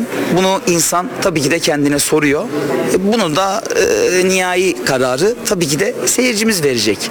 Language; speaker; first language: Turkish; native; Turkish